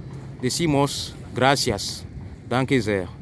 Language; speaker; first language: Spanish; non-native, fluent; French